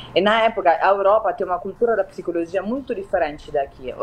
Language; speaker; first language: Portuguese; non-native, fluent; Italian